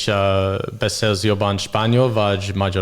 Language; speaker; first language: Hungarian; non-native, learner; English